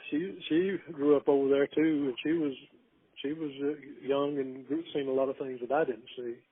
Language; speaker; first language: English; native; English